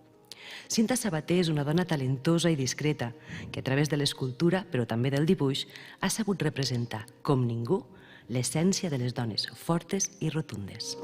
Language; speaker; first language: Catalan; native; Catalan